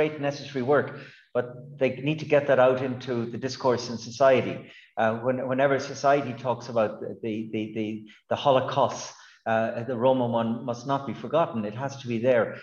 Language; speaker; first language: English; native; English